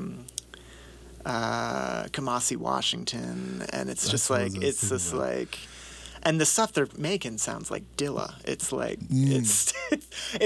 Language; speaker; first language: English; native; English